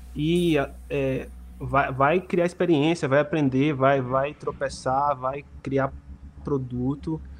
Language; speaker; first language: Portuguese; native; Portuguese